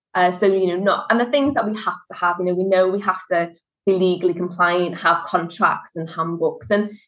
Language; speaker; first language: English; native; English